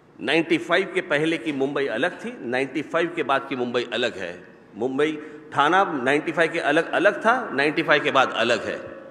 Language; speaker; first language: Hindi; non-native, local second language; Marathi